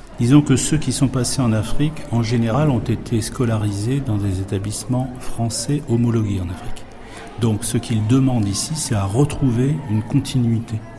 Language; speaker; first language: French; native; French